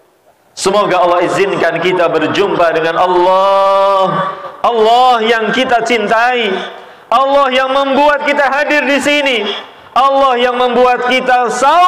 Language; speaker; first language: Indonesian; native; Indonesian